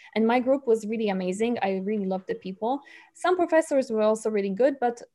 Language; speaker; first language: English; non-native, fluent; Polish